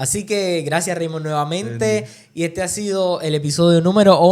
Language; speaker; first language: Spanish; native; Spanish